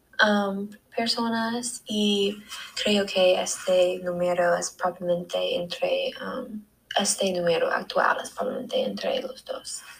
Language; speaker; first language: Spanish; non-native, learner; English